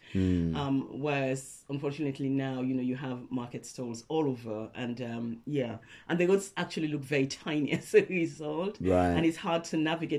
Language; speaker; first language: English; non-native, local second language; Krio